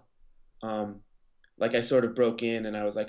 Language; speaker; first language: English; native; English